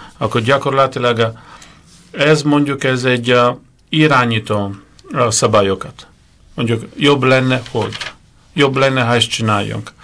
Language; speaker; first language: Hungarian; non-native, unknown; Italian